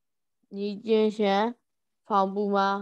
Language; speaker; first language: Chinese; non-native, learner; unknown